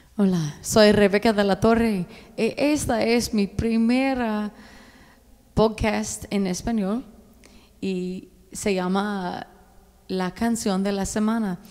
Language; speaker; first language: Spanish; non-native, learner; English